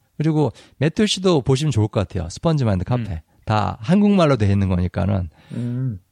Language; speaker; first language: Korean; native; Korean